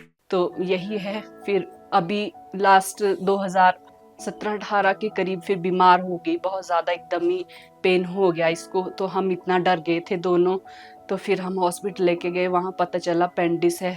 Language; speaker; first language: Hindi; native; Hindi